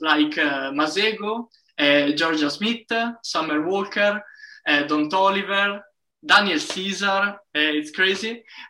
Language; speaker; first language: English; non-native, learner; Italian